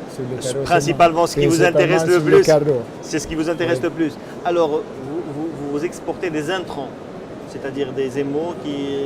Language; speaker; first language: French; non-native, local second language; Arabic